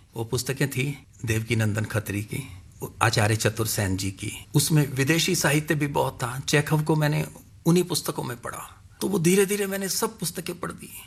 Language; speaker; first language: Hindi; non-native, local second language; Punjabi